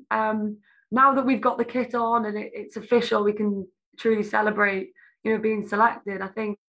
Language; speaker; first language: English; native; English